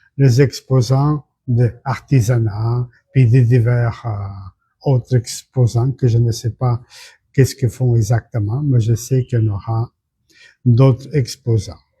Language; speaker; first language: French; non-native, fluent; Portuguese